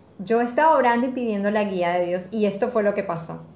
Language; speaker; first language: Spanish; native; Spanish